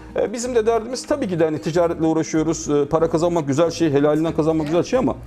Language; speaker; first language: Turkish; native; Turkish